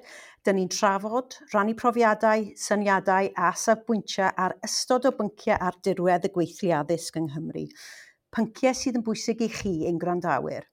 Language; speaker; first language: Welsh; non-native, local second language; English